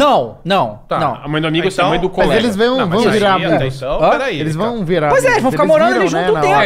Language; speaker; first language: Portuguese; native; Portuguese